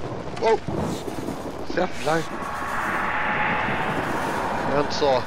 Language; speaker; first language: Swedish; native; Swedish